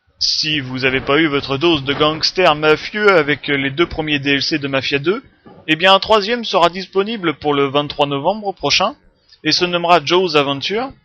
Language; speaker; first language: French; native; French